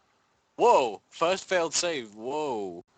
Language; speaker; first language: English; native; English